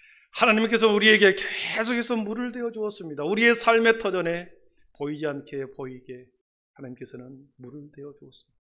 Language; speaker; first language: Korean; native; Korean